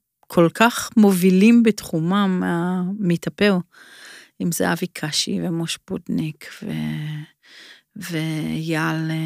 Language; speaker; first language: Hebrew; native; Hebrew